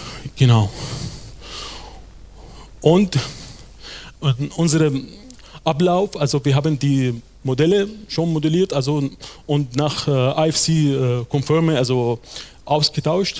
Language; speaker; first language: German; non-native, fluent; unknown